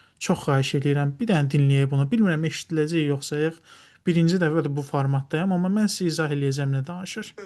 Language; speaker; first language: Azerbaijani; non-native, local second language; Talysh